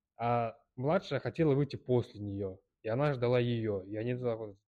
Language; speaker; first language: Russian; early bilingual, other home language; Kyrgyz